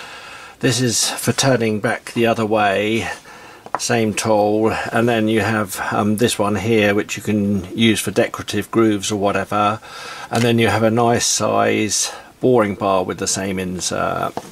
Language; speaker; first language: English; native; English